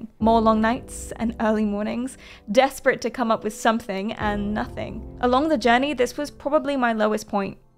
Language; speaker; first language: English; native; English